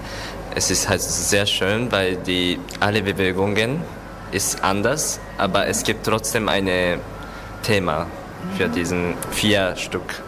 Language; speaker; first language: German; non-native, learner; Japanese